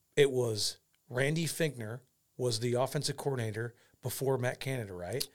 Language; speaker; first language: English; native; English